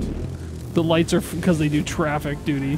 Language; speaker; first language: English; native; English